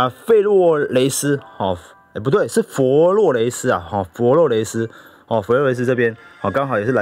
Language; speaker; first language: Chinese; native; Chinese